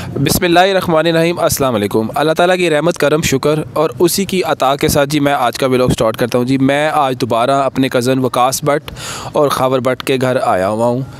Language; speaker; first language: Urdu; native; Urdu